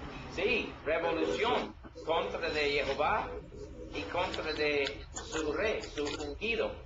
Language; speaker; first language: Spanish; non-native, learner; English